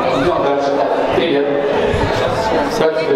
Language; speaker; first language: Russian; native; Russian